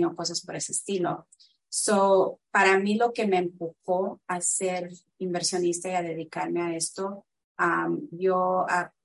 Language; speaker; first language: Spanish; early bilingual, heritage; Spanish